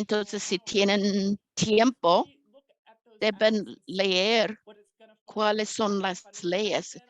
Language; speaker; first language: Spanish; non-native, fluent; English